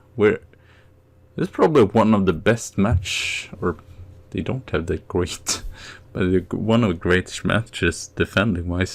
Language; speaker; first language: English; non-native, fluent; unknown